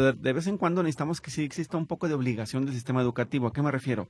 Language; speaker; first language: Spanish; native; Spanish